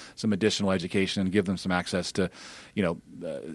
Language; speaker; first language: English; native; English